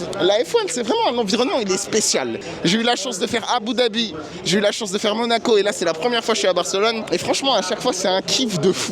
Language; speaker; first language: French; native; French